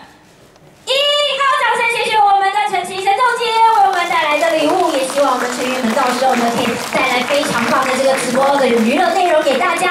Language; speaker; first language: Chinese; native; Chinese